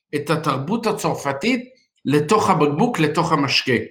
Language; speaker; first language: Hebrew; native; Hebrew